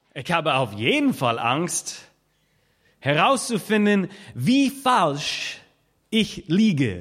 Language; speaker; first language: German; non-native, fluent; English